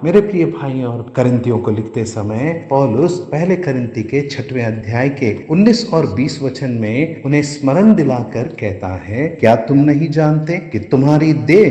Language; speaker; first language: Hindi; native; Hindi